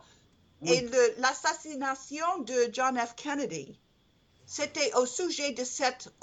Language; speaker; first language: French; non-native, learner; English